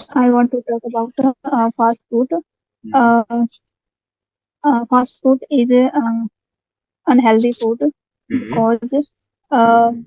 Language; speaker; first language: English; non-native, learner; Hindi